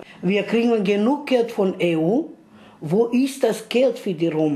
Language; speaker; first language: German; non-native, learner; Romany